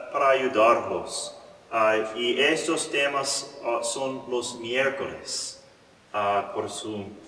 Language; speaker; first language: Spanish; non-native, learner; English